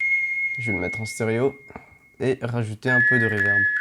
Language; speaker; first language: French; native; French